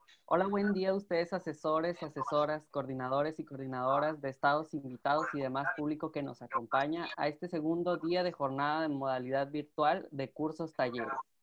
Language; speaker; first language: Spanish; native; Spanish